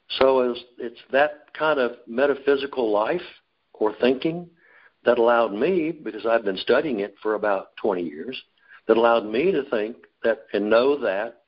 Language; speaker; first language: English; native; English